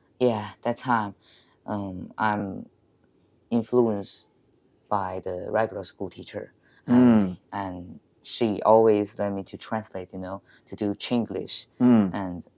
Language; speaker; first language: English; non-native, learner; Chinese